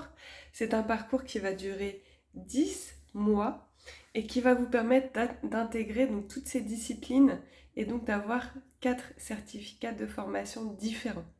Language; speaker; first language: French; native; French